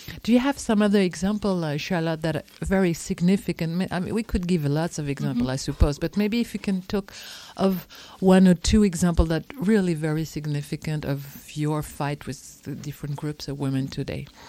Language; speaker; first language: English; non-native, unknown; French